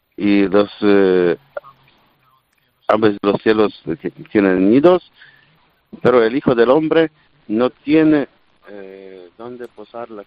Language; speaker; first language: Spanish; non-native, fluent; Polish